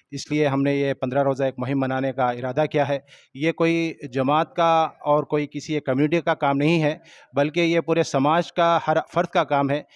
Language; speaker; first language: Urdu; native; Urdu